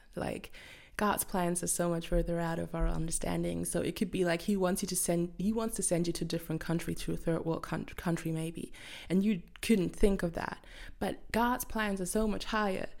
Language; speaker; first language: English; non-native, fluent; German